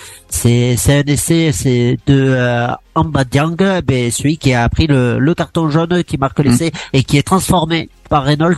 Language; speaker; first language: French; native; French